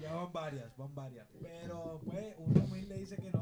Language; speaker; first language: Spanish; early bilingual, heritage; Spanish